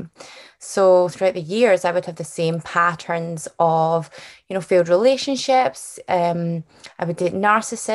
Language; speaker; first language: English; native; English